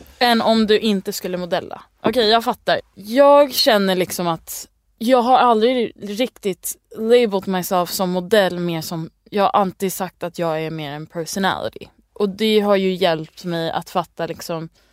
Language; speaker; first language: Swedish; early bilingual, other home language; English